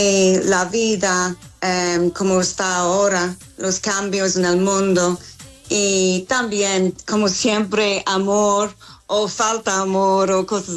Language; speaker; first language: Spanish; non-native, fluent; English